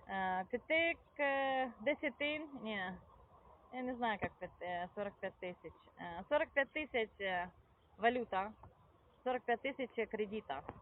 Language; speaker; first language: Russian; non-native, local second language; Ukrainian